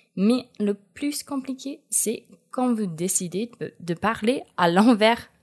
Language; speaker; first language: French; non-native, fluent; English